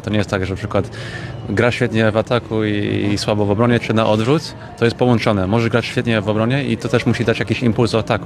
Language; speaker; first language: Polish; early bilingual, heritage; English